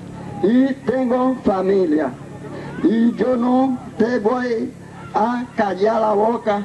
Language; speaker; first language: Spanish; non-native, learner; Haitian Creole